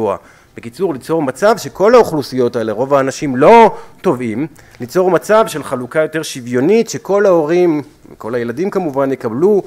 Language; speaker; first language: Hebrew; native; Hebrew